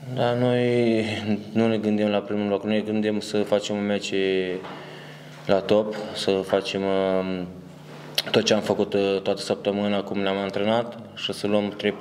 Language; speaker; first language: Romanian; early bilingual, heritage; Romanian